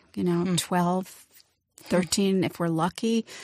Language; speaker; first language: English; native; English